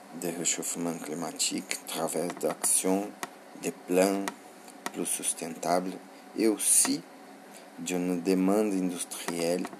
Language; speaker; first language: French; non-native, learner; Portuguese